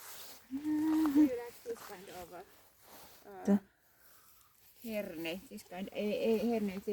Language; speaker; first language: English; non-native, learner; Finnish